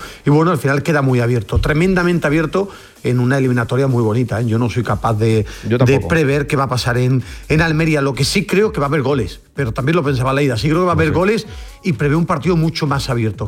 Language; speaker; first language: Spanish; native; Spanish